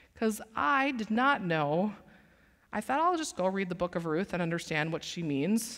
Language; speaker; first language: English; native; English